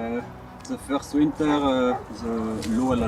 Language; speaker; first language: English; non-native, learner; French